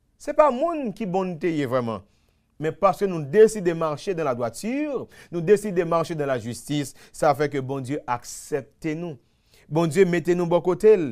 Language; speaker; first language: French; non-native, local second language; Haitian Creole